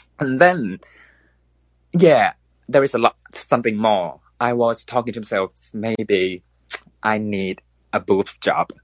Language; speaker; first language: English; non-native, fluent; Thai